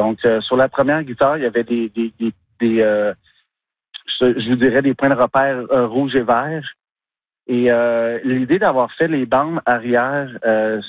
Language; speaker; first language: French; native; French